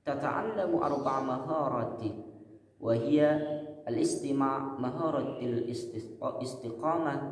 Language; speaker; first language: Arabic; non-native, learner; Indonesian